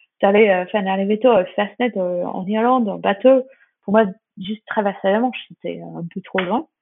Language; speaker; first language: French; non-native, fluent; English